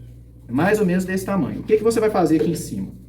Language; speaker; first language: Portuguese; native; Portuguese